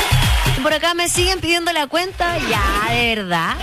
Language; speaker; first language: Spanish; native; Spanish